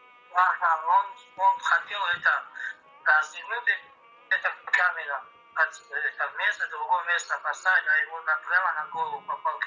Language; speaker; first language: Russian; non-native, learner; Tajik